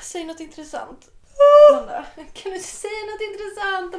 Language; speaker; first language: Swedish; native; Swedish